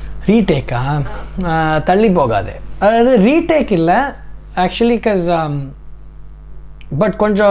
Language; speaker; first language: Tamil; early bilingual, heritage; Tamil